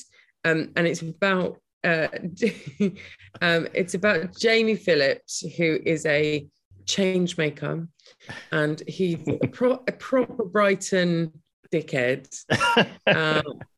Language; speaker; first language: English; native; English